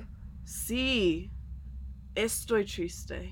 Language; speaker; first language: Spanish; non-native, learner; English